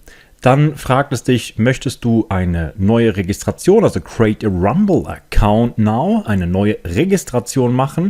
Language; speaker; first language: German; native; German